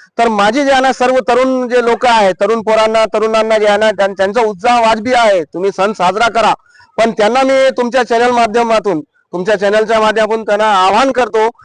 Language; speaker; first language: Marathi; non-native, local second language; Urdu